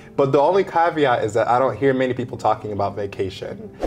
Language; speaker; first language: English; native; English